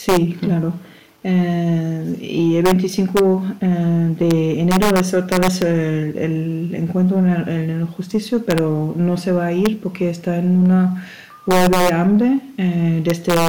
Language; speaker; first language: Spanish; non-native, learner; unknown